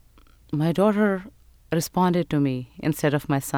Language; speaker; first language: English; non-native, local second language; Urdu